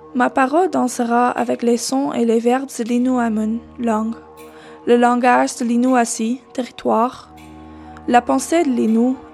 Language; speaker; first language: French; non-native, fluent; Dutch